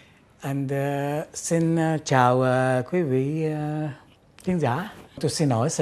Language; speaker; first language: Vietnamese; non-native, learner; French